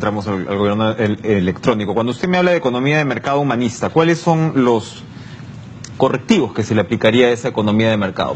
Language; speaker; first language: Spanish; native; Spanish